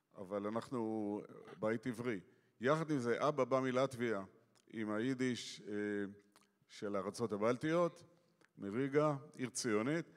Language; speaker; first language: Hebrew; non-native, fluent; Yiddish